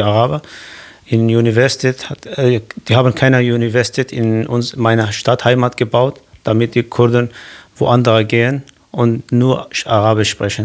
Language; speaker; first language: German; non-native, learner; Kurdish